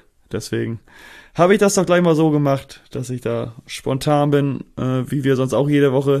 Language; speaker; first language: German; native; German